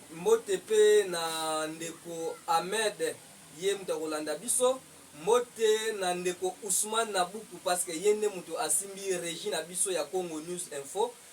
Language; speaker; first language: Lingala; non-native, local second language; Kongo